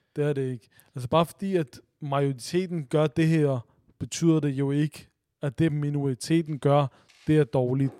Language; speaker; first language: Danish; early bilingual, other home language; Urdu